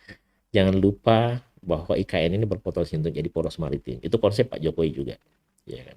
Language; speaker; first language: Indonesian; native; Indonesian